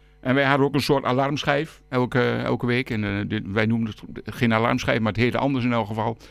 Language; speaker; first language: Dutch; native; Dutch